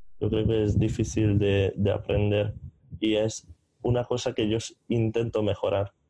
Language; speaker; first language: Spanish; non-native, fluent; Hungarian